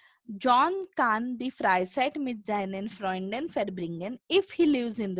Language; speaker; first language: German; non-native, fluent; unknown